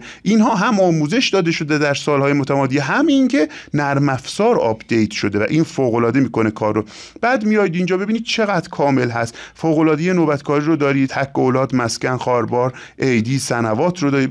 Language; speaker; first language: Persian; native; Persian